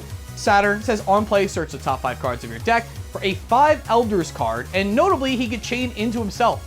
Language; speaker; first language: English; native; English